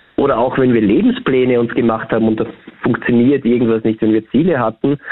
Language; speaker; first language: German; native; German